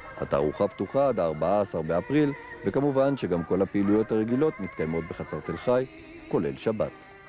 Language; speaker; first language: Hebrew; native; Hebrew